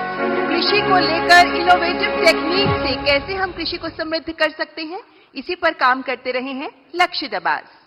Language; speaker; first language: Hindi; native; Hindi